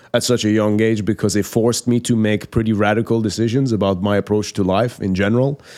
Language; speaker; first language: English; non-native, fluent; Persian